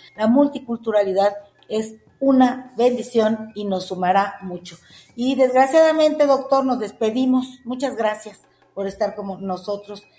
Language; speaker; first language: Spanish; native; Spanish